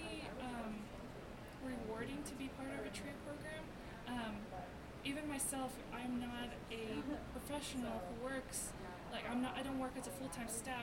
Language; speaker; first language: English; non-native, fluent; Russian